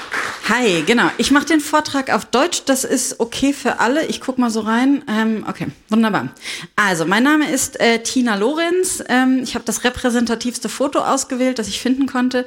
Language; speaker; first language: German; native; German